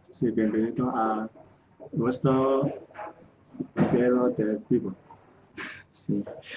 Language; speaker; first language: Spanish; non-native, learner; Chinese